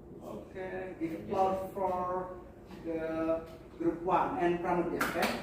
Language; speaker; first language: English; non-native, learner; Indonesian